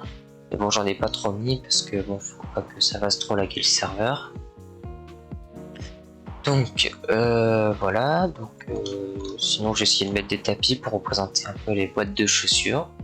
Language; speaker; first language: French; native; French